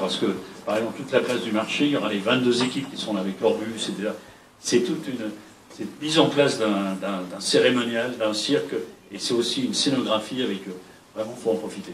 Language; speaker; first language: French; native; French